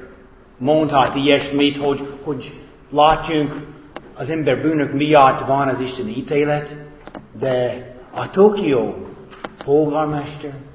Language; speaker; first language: Hungarian; non-native, fluent; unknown